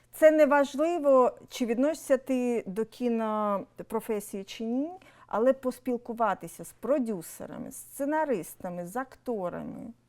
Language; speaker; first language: Ukrainian; non-native, local second language; Russian